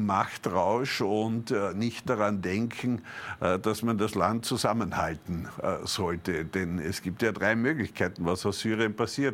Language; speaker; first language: German; native; German